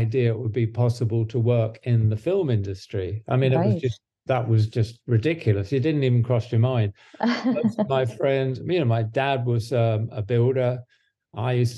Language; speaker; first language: English; native; English